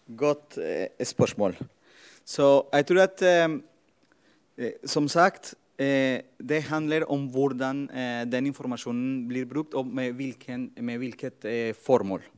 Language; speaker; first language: Norwegian; non-native, fluent; Spanish